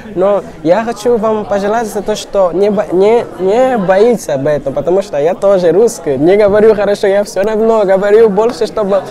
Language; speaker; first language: Russian; non-native, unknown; Portuguese